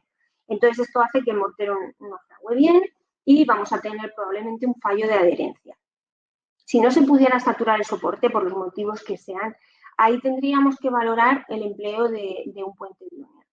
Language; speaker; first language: Spanish; native; Spanish